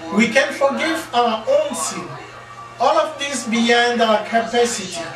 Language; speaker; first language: English; non-native, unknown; Lingala